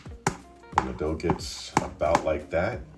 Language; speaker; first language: English; native; English